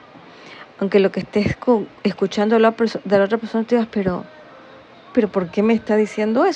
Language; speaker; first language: Spanish; native; Spanish